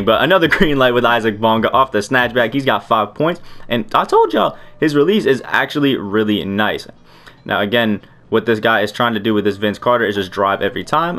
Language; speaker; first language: English; native; English